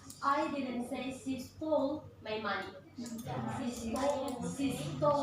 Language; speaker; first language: English; non-native, learner; Indonesian